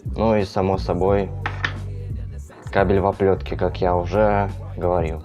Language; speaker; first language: Russian; native; Russian